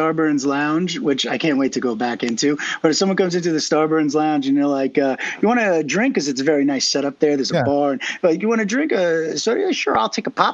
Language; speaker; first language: English; native; English